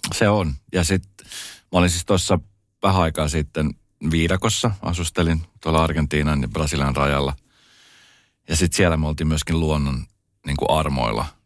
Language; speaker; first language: Finnish; native; Finnish